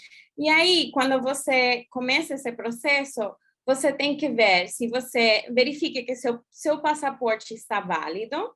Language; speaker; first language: Portuguese; non-native, fluent; English